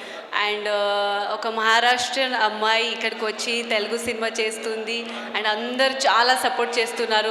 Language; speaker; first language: Telugu; non-native, fluent; Marathi